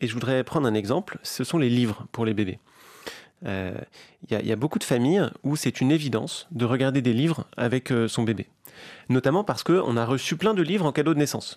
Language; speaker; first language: French; native; French